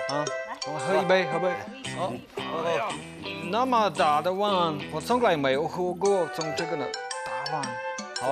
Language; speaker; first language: Chinese; non-native, learner; English